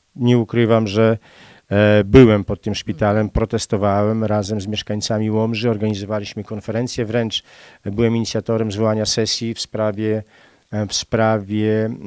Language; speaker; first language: Polish; native; Polish